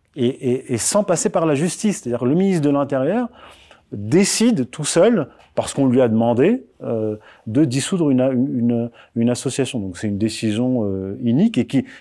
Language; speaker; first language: French; early bilingual, other home language; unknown